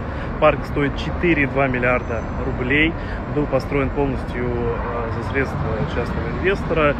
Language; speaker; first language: Russian; native; Russian